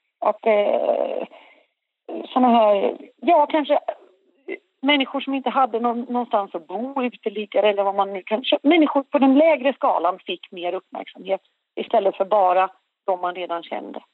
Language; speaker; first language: Swedish; native; Swedish